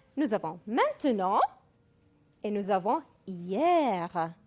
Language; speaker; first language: French; non-native, fluent; Arabic